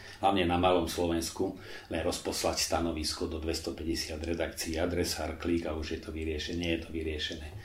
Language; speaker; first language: Slovak; native; Slovak